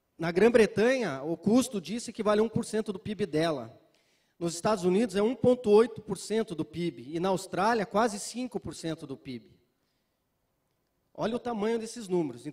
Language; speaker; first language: Portuguese; native; Portuguese